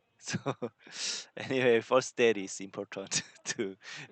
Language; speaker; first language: English; non-native, learner; Korean